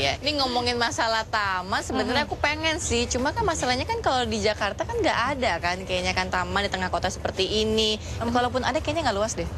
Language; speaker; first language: Indonesian; native; Indonesian